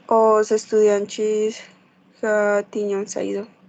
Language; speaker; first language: Portuguese; non-native, learner; Spanish